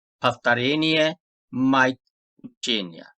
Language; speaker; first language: Russian; non-native, fluent; Turkish